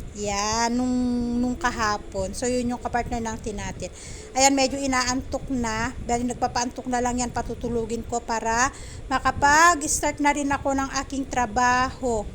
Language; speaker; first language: Filipino; native; Filipino